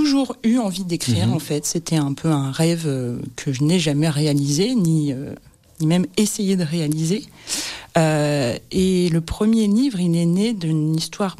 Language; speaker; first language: French; native; French